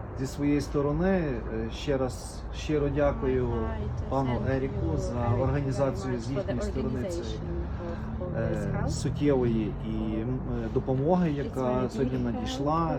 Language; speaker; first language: Ukrainian; native; Ukrainian